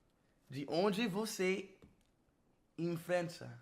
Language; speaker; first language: Portuguese; non-native, learner; English